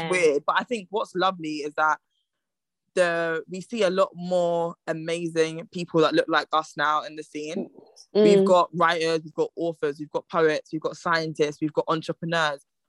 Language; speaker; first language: English; native; English